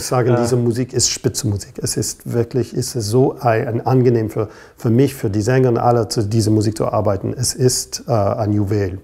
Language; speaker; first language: German; non-native, fluent; English